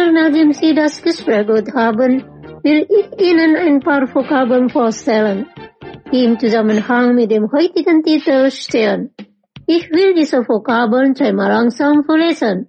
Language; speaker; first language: German; non-native, fluent; Indonesian